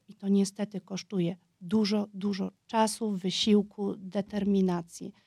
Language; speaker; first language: Polish; early bilingual, heritage; Polish